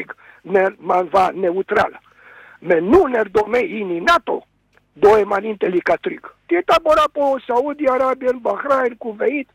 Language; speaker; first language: Swedish; non-native, fluent; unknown